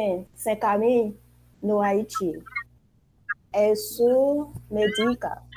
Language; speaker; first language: Portuguese; non-native, learner; Haitian Creole